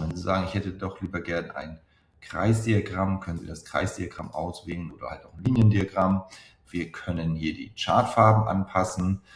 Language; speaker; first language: German; native; German